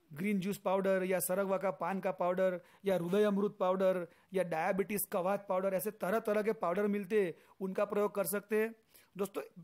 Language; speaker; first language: Hindi; non-native, local second language; Gujarati